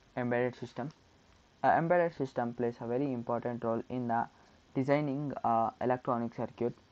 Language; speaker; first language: English; non-native, local second language; Kannada